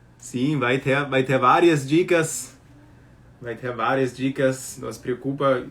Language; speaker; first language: Portuguese; non-native, fluent; German